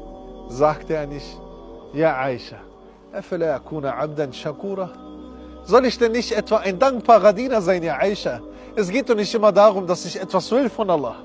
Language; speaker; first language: German; early bilingual, other home language; Romany